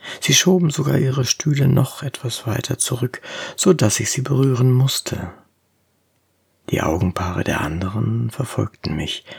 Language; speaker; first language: German; native; German